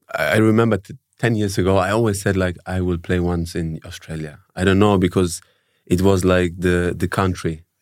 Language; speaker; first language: English; early bilingual, heritage; German